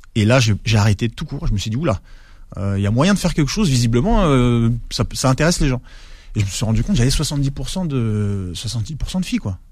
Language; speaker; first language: French; native; French